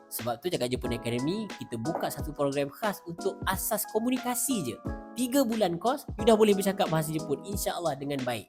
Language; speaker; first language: Malay; native; Malay